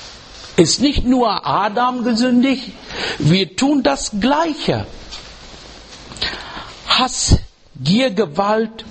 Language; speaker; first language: German; non-native, learner; English